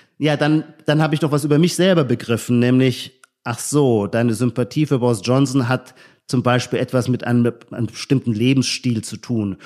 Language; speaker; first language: German; native; German